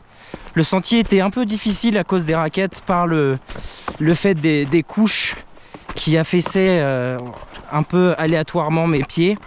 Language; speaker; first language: French; native; French